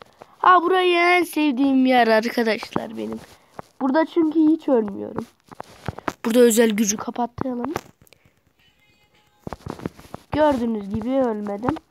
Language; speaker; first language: Turkish; native; Turkish